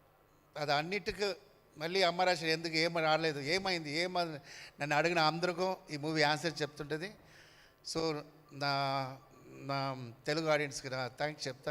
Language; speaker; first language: Telugu; non-native, local second language; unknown